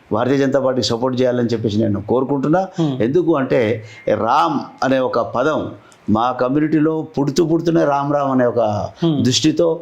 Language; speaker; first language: Telugu; non-native, local second language; Lambadi